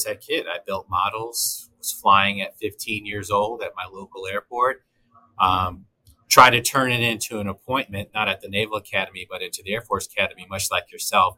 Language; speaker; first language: English; native; English